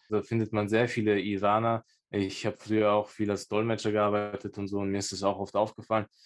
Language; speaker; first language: German; early bilingual, other home language; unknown